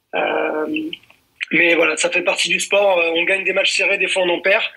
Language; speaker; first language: French; native; French